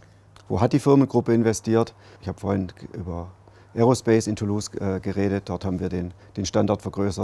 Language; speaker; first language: German; native; German